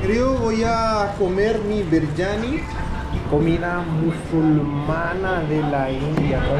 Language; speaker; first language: Spanish; non-native, fluent; Hindi